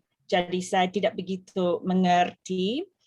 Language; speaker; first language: Indonesian; non-native, fluent; English